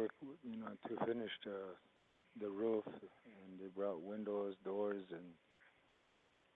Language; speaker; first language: English; early bilingual, other home language; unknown